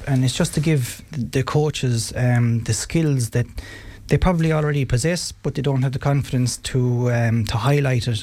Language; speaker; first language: English; native; English